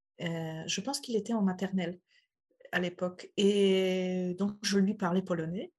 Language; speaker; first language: French; non-native, fluent; Polish